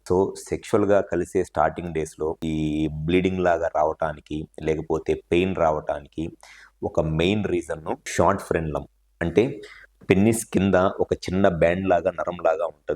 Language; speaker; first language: Telugu; native; Telugu